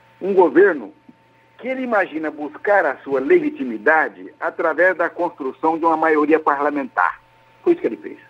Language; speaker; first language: Portuguese; native; Portuguese